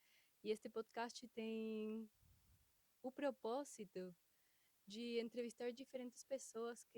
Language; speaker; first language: Portuguese; non-native, fluent; Spanish